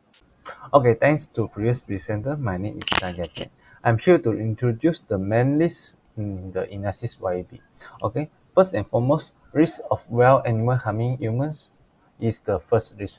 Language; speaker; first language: English; non-native, local second language; Malay